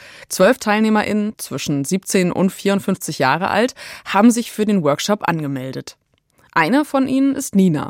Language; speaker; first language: German; native; German